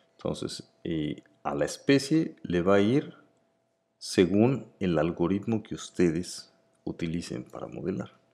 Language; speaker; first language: Spanish; native; Spanish